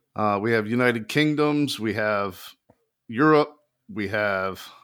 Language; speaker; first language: English; native; English